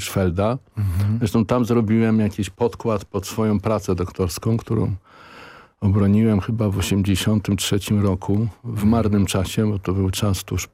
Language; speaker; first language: Polish; native; Polish